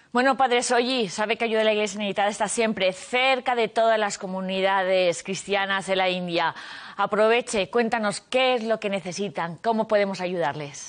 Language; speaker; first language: Spanish; native; Spanish